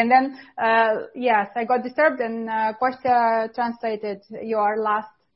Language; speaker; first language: English; non-native, fluent; Russian